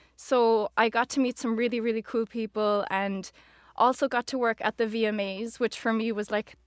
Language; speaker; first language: English; native; English